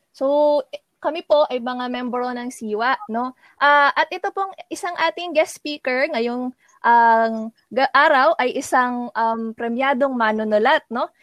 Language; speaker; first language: Filipino; native; Filipino